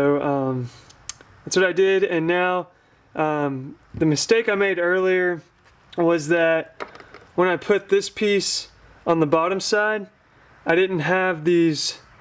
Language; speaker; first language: English; native; English